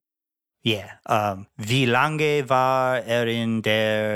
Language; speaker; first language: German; non-native, learner; English